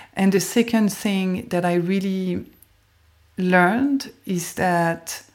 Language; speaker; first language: English; non-native, fluent; French